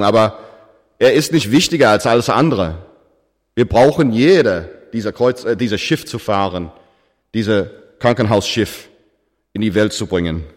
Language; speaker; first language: German; non-native, fluent; English